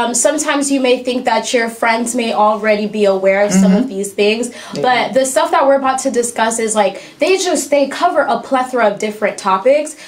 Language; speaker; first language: English; early bilingual, other home language; French